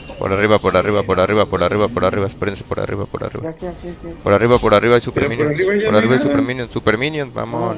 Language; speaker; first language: Spanish; native; Spanish